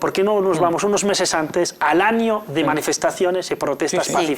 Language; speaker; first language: Spanish; native; Spanish